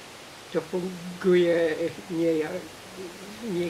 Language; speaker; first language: Czech; non-native, learner; English